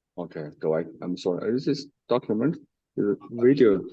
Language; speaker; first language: English; non-native, learner; Chinese